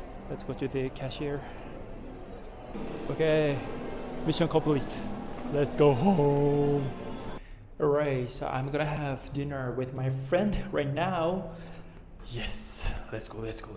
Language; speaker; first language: English; non-native, fluent; Japanese